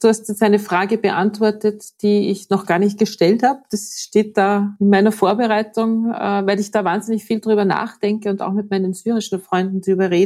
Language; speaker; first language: German; native; German